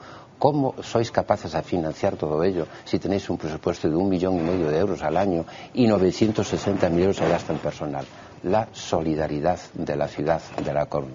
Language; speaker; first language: Spanish; native; Spanish